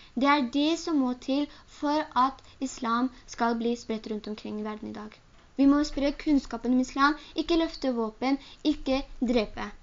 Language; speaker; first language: Norwegian; early bilingual, other home language; Urdu